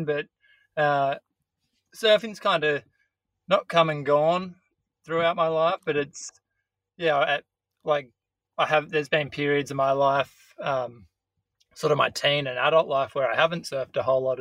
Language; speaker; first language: English; native; English